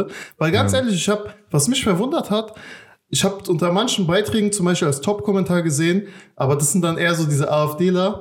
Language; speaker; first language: German; native; German